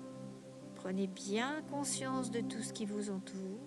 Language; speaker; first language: French; native; French